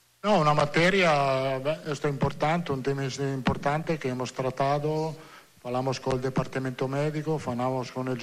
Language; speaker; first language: Portuguese; non-native, learner; Italian